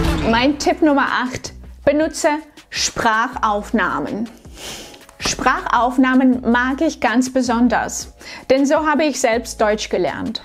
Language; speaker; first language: German; non-native, fluent; Russian